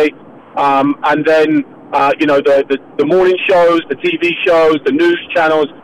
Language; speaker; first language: English; native; English